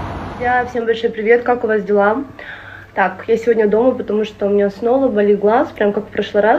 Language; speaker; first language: Russian; native; Russian